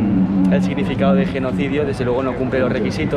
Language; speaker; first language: Spanish; native; Spanish